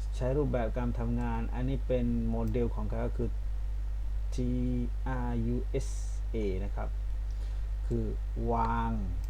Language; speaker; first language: Thai; non-native, local second language; Pattani Malay